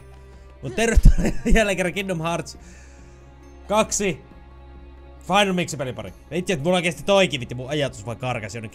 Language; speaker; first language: Finnish; native; Finnish